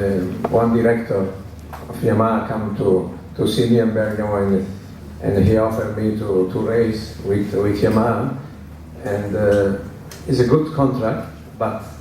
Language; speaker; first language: English; non-native, learner; Italian